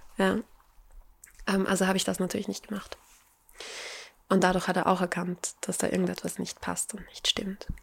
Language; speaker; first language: German; native; German